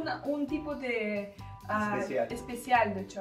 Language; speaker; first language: Spanish; non-native, learner; Russian